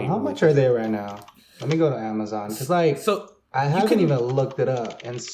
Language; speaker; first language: English; native; English